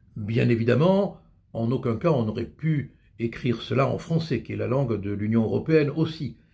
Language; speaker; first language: French; native; French